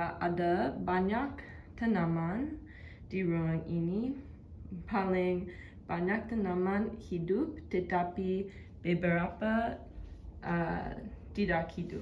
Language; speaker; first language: Indonesian; non-native, learner; English